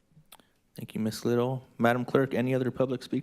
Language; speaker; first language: English; native; English